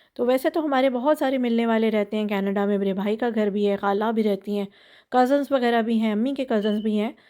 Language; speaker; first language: Urdu; native; Urdu